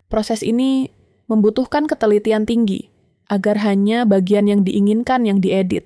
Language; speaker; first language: Indonesian; native; Indonesian